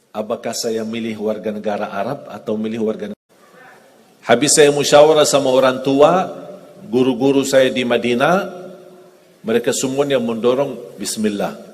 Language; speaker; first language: Indonesian; non-native, fluent; Arabic